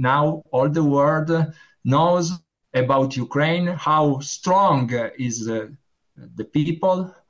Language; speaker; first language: English; non-native, learner; Italian